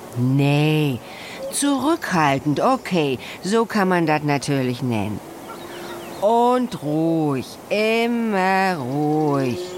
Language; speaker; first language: German; native; German